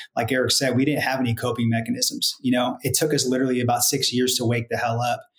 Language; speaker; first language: English; native; English